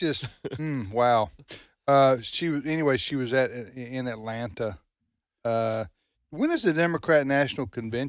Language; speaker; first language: English; native; English